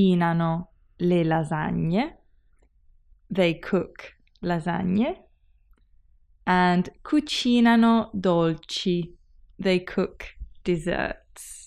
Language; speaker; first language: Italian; non-native, learner; English